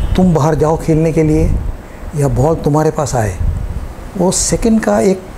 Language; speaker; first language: Hindi; non-native, local second language; Gujarati